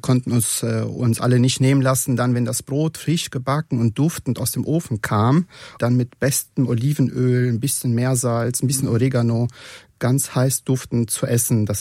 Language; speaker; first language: German; non-native, local second language; Sicilian